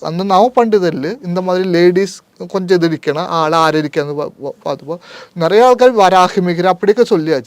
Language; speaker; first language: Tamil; non-native, local second language; Malayalam